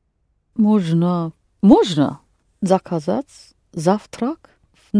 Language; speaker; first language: Russian; non-native, learner; English